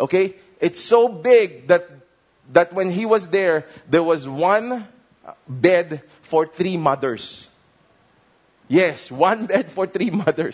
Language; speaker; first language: English; non-native, local second language; Filipino